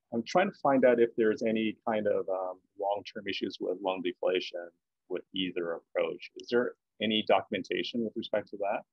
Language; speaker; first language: English; native; English